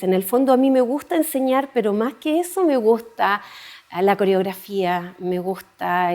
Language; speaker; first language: Spanish; native; Spanish